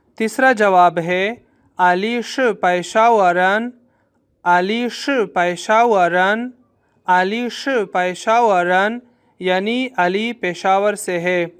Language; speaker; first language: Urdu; non-native, local second language; Pashto